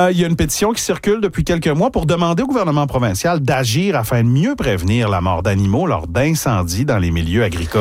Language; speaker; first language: French; native; French